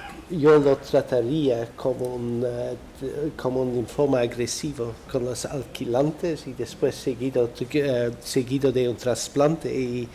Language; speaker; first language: Spanish; non-native, fluent; Dutch